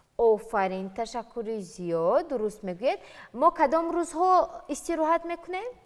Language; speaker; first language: Tajik; native; Tajik